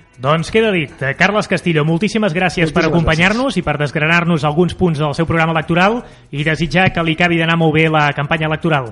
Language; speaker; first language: Catalan; native; Catalan